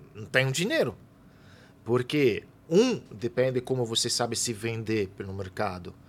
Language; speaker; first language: Portuguese; non-native, fluent; Italian